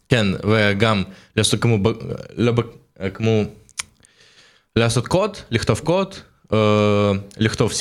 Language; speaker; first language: Hebrew; non-native, learner; Russian